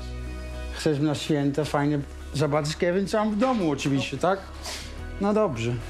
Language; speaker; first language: Polish; non-native, learner; Dutch